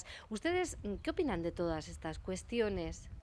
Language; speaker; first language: Spanish; native; Spanish